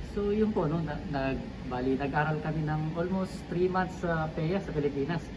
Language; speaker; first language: Filipino; non-native, local second language; Pampanga